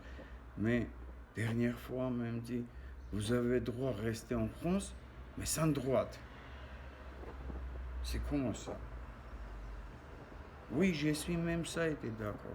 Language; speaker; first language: French; non-native, learner; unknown